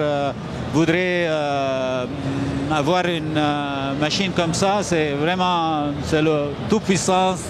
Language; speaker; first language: French; non-native, fluent; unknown